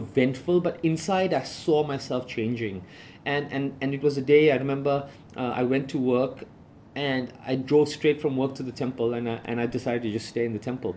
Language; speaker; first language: English; native; English